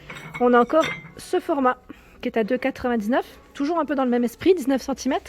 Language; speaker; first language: French; native; French